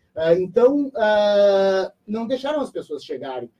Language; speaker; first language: Portuguese; native; Portuguese